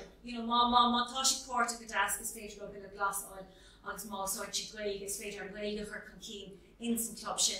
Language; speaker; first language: Irish; non-native, local second language; English